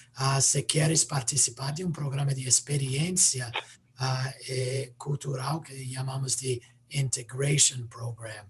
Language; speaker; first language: Spanish; non-native, fluent; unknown